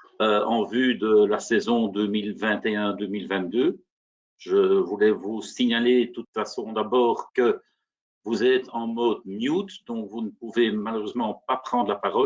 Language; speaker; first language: French; native; French